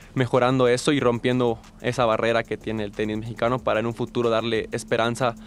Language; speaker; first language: Spanish; native; Spanish